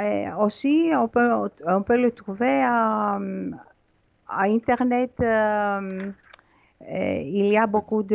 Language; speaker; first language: French; non-native, learner; Greek